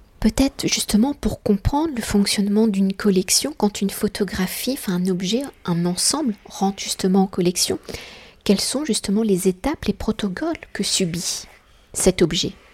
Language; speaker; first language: French; native; French